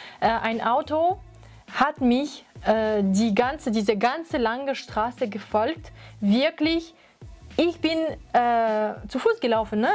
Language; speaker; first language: German; non-native, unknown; Russian